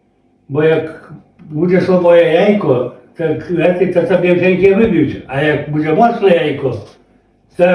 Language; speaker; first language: Polish; non-native, local second language; Belarusian